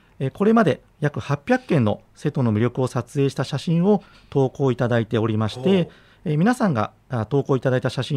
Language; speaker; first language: Japanese; native; Japanese